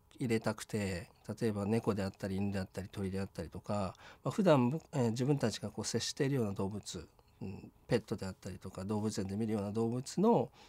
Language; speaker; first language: Japanese; native; Japanese